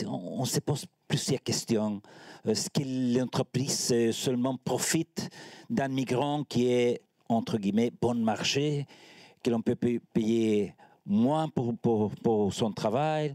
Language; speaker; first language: French; non-native, learner; Spanish